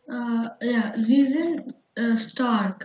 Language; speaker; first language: German; non-native, learner; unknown